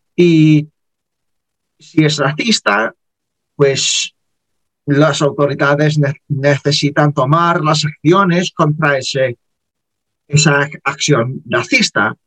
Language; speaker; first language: Spanish; non-native, learner; English